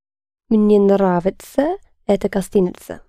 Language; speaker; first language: Russian; non-native, learner; English